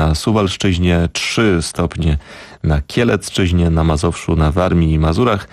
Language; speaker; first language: Polish; native; Polish